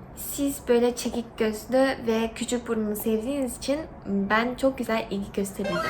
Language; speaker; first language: Turkish; early bilingual, other home language; Korean